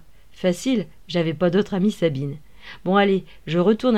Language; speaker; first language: French; native; French